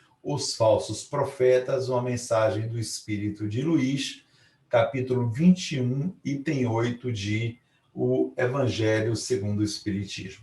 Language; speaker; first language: Portuguese; native; Portuguese